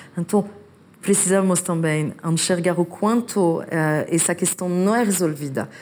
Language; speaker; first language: Portuguese; non-native, fluent; French